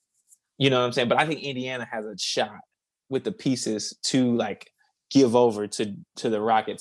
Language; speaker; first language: English; native; English